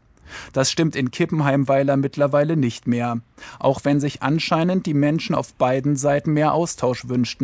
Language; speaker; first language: German; native; German